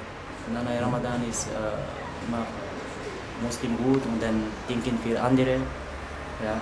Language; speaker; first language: German; non-native, learner; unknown